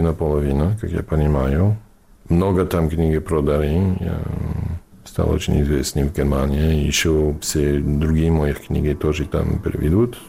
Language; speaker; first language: Russian; non-native, learner; English